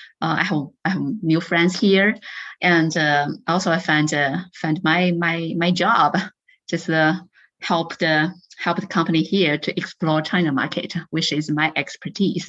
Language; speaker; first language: English; non-native, fluent; Chinese